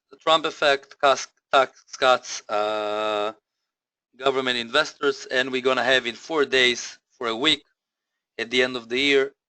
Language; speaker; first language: English; non-native, fluent; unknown